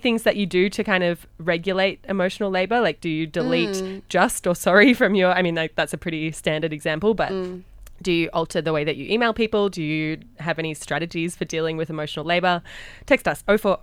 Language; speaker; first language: English; native; English